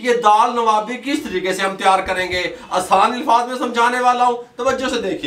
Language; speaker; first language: Hindi; non-native, local second language; Punjabi